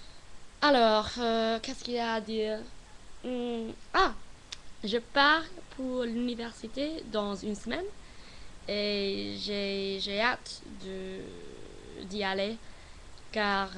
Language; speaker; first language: French; non-native, learner; English